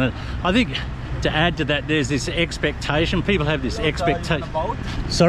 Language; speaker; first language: English; native; English